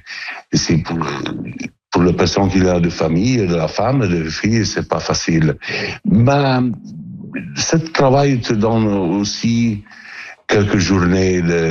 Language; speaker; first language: French; non-native, learner; Italian